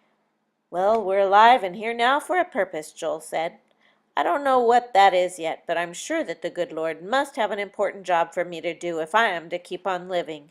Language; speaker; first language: English; native; English